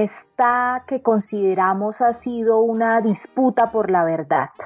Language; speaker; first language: Spanish; native; Spanish